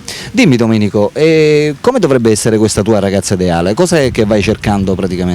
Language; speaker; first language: Italian; native; Italian